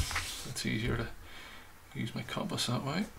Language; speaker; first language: English; native; English